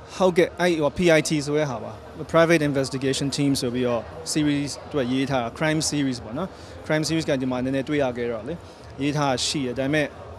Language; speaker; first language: Burmese; native; Burmese